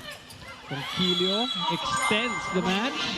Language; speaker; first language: English; non-native, local second language; Filipino